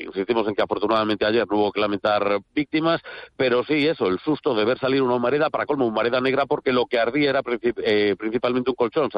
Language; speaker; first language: Spanish; native; Spanish